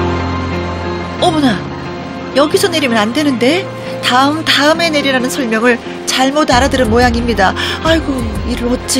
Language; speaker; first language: Korean; native; Korean